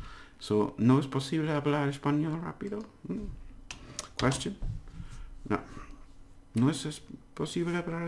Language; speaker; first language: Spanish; non-native, learner; English